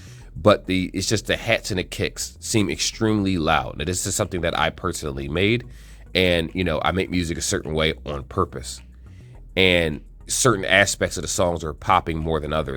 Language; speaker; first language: English; native; English